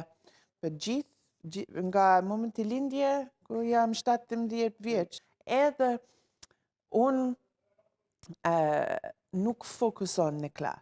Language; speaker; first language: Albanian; early bilingual, heritage; English